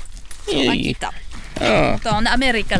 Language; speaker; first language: Finnish; non-native, learner; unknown